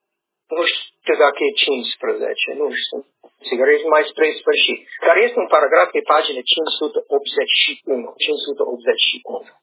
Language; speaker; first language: Romanian; non-native, learner; English